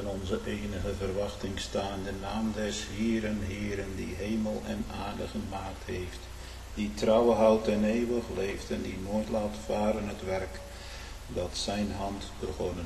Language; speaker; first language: Dutch; native; Dutch